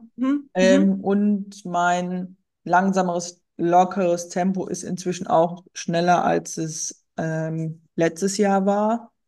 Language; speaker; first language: German; native; German